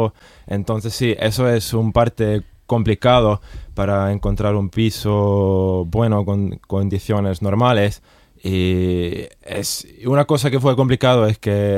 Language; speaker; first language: Spanish; non-native, fluent; Estonian